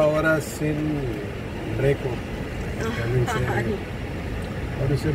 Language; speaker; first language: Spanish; non-native, learner; Hindi